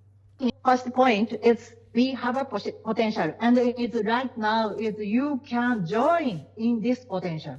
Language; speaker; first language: English; non-native, learner; Japanese